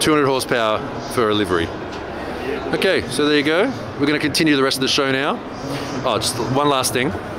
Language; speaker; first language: English; native; English